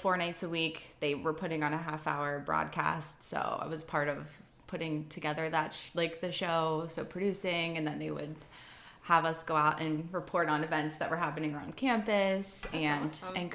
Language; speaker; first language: English; native; English